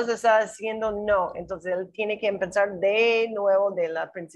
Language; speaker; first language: Spanish; non-native, learner; English